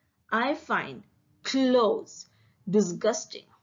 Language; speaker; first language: English; non-native, fluent; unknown